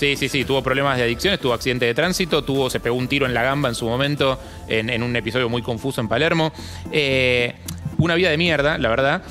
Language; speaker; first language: Spanish; native; Spanish